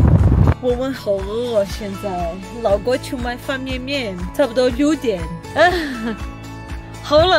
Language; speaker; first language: Chinese; non-native, learner; Armenian